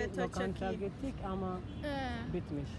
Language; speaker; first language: Turkish; non-native, learner; Swahili